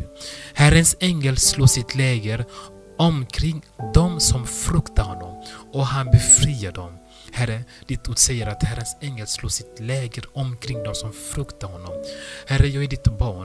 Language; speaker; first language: Swedish; non-native, fluent; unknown